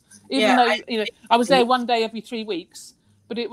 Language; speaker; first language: English; native; English